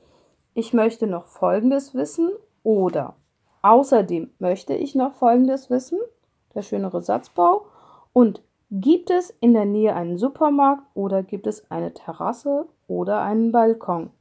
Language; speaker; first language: German; non-native, fluent; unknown